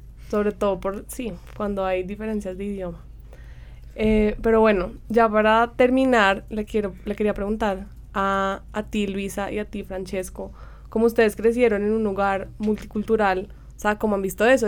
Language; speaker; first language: Spanish; native; Spanish